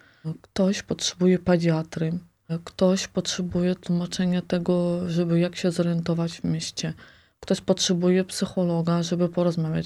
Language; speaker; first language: Polish; non-native, fluent; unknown